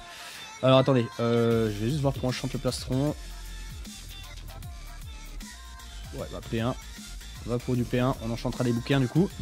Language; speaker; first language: French; native; French